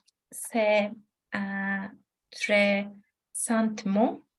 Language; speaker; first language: French; non-native, learner; Turkish